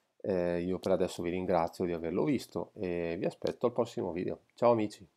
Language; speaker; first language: Italian; native; Italian